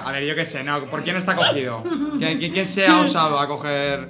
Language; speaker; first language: Spanish; native; Spanish